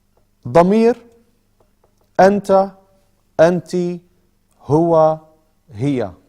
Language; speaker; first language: Arabic; non-native, fluent; English